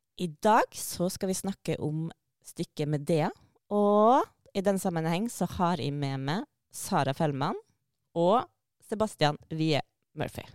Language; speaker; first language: Norwegian; native; Norwegian